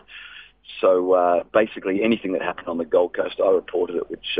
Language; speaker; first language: English; native; English